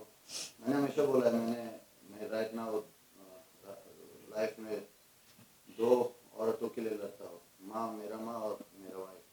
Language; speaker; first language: Hindi; non-native, fluent; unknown